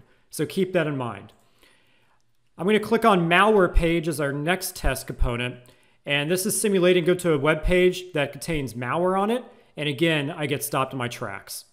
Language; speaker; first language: English; native; English